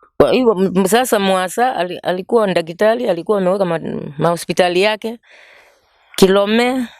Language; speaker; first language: Swahili; non-native, local second language; Kamba